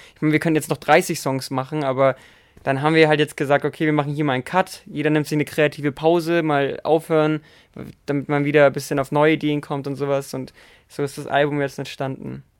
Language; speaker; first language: German; native; German